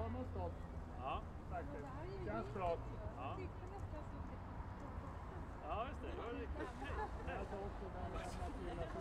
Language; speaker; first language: Swedish; native; Swedish